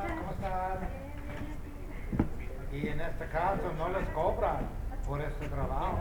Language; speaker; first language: Spanish; non-native, fluent; English